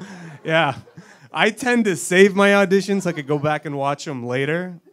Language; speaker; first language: English; native; English